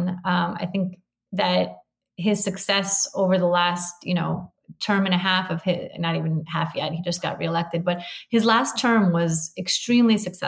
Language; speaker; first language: English; native; English